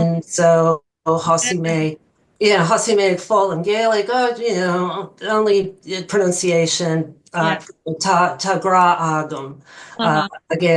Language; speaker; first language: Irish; non-native, learner; English